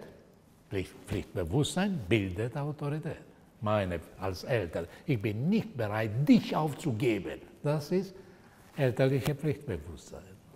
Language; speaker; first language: German; non-native, fluent; Portuguese